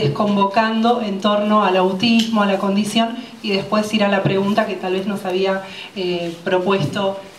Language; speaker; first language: Spanish; native; Spanish